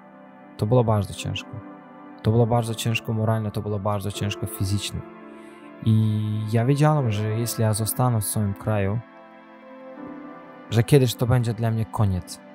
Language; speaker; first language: Polish; non-native, learner; Azerbaijani